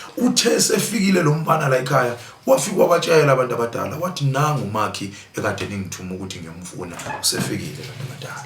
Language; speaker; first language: Zulu; native; Zulu